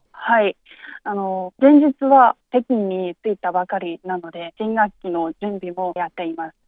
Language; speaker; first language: Japanese; non-native, fluent; Chinese